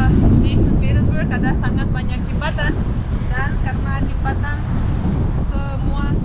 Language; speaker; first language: Indonesian; non-native, fluent; Russian